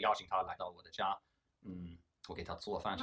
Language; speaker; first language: Chinese; early bilingual, heritage; English